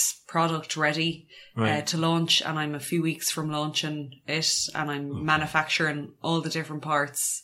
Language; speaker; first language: English; native; English